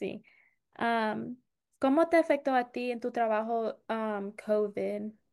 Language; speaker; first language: Spanish; non-native, fluent; English